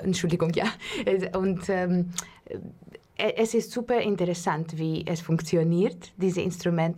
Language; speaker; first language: German; non-native, fluent; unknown